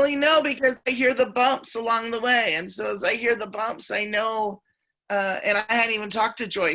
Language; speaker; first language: English; native; English